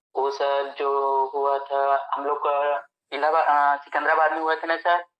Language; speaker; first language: Hindi; native; Hindi